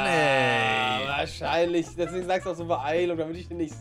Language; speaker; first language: German; native; German